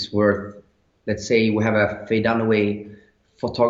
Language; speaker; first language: English; non-native, fluent; Swedish